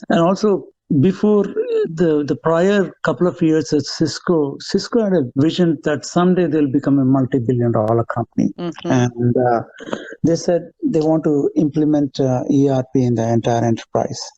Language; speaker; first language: English; non-native, local second language; Telugu